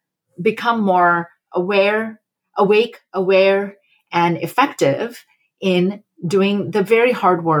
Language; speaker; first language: English; non-native, local second language; Hindi